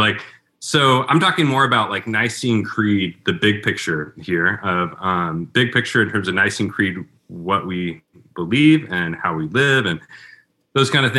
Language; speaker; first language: English; native; English